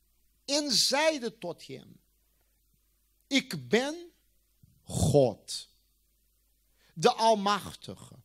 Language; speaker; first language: Dutch; non-native, fluent; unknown